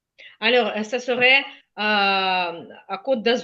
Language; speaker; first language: French; non-native, fluent; Ukrainian